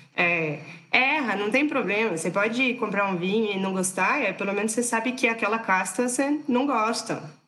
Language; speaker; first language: Portuguese; non-native, fluent; French